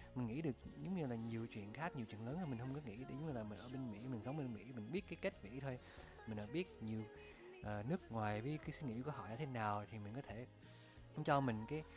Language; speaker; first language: Vietnamese; early bilingual, heritage; Vietnamese